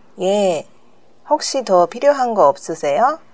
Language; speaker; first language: Korean; non-native, learner; Japanese